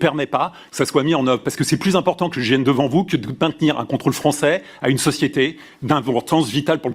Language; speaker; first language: French; native; French